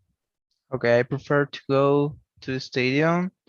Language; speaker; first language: English; non-native, learner; Spanish